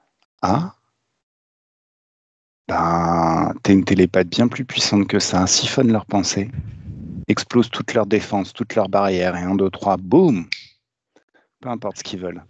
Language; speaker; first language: French; native; French